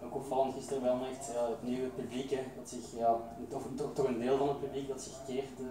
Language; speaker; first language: Dutch; native; Dutch